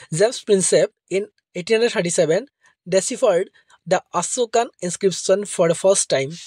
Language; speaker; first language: English; non-native, local second language; Assamese